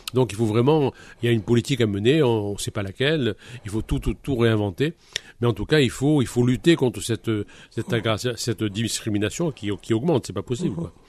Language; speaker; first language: French; native; French